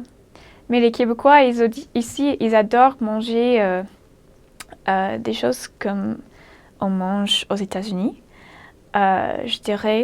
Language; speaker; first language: French; non-native, fluent; English